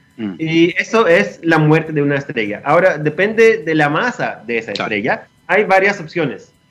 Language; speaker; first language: Spanish; non-native, fluent; Greek